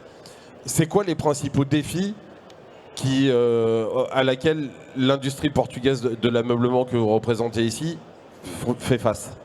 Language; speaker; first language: French; native; French